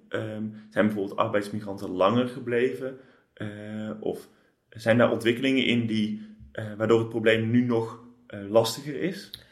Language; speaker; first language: Dutch; native; Dutch